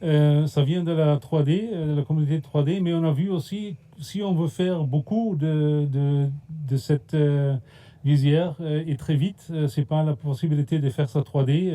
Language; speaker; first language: French; non-native, fluent; German